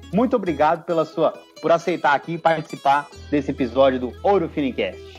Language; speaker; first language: Portuguese; native; Portuguese